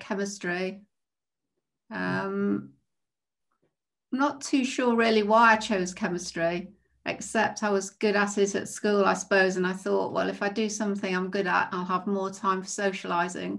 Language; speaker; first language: English; native; English